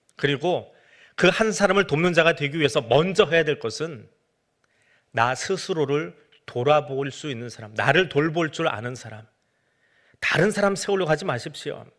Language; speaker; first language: Korean; native; Korean